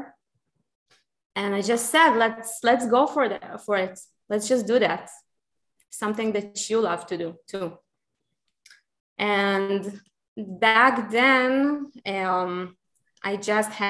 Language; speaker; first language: English; non-native, fluent; Hebrew